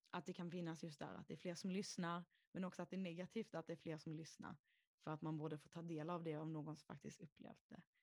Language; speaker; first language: Swedish; native; Swedish